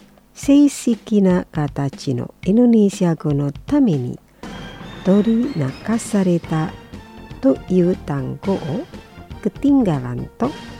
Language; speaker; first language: Japanese; non-native, fluent; Indonesian